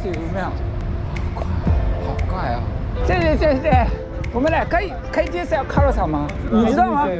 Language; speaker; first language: Chinese; non-native, learner; Japanese